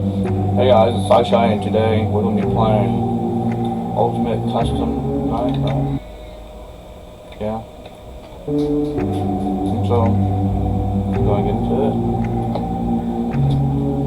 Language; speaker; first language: English; native; English